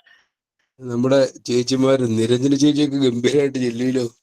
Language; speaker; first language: Malayalam; native; Malayalam